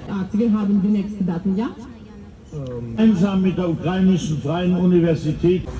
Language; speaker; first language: German; non-native, learner; Ukrainian